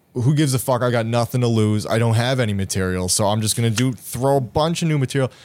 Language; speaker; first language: English; native; English